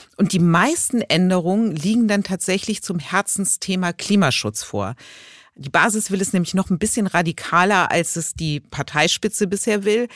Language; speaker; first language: German; native; German